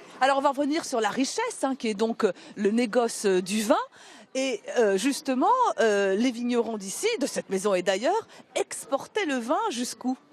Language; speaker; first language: French; native; French